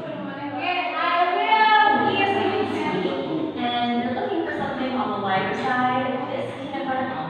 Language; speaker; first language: English; non-native, learner; Indonesian